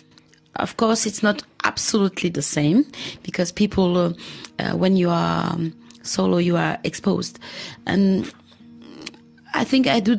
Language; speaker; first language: English; non-native, fluent; Wolof